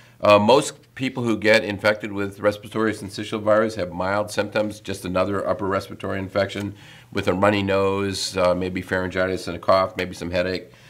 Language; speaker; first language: English; native; English